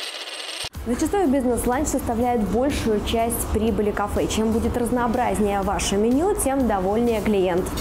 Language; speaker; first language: Russian; native; Russian